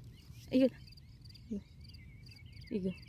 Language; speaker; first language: Korean; non-native, learner; Filipino